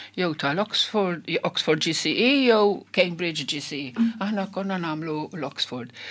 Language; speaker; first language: Maltese; non-native, local second language; Italian